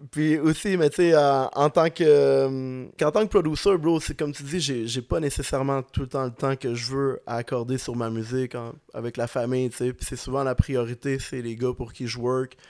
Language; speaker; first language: French; native; French